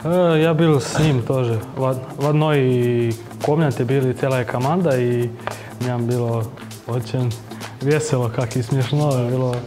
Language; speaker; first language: Russian; non-native, learner; Serbian